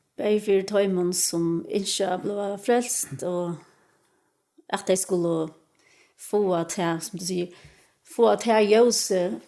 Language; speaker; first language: Danish; non-native, local second language; Faroese